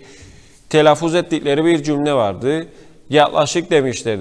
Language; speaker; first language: Turkish; native; Turkish